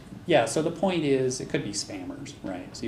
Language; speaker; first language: English; native; English